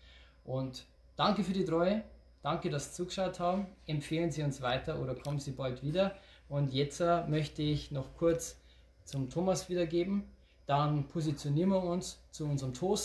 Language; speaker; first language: German; native; German